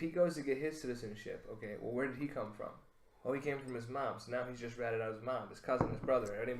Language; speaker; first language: English; native; English